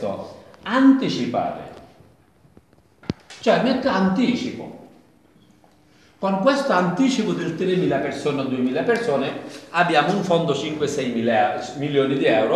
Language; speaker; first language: Italian; non-native, learner; Bangla